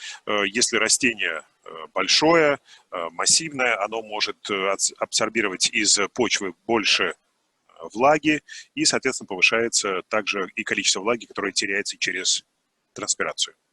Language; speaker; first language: Russian; native; Russian